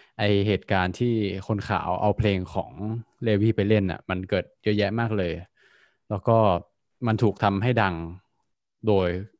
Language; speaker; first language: Thai; native; Thai